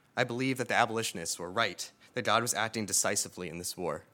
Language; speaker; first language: English; native; English